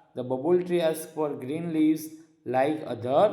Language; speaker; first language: English; non-native, local second language; Gujarati